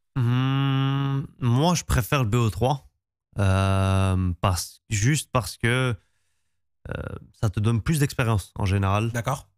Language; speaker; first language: French; native; French